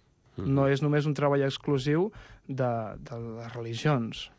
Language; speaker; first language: Catalan; native; Catalan